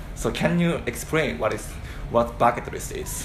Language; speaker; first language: English; non-native, learner; Japanese